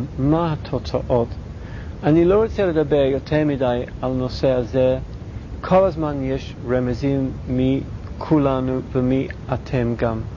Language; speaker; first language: Hebrew; non-native, fluent; English